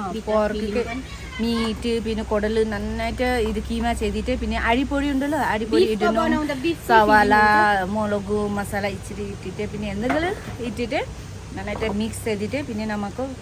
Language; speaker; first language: Malayalam; non-native, learner; Nepali